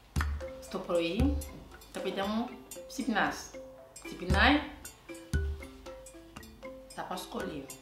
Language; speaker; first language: Greek; non-native, learner; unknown